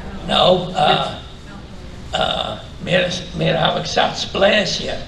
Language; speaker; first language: German; early bilingual, heritage; German